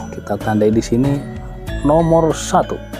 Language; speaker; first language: Indonesian; native; Indonesian